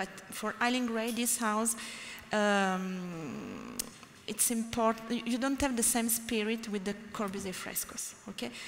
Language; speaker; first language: English; non-native, learner; French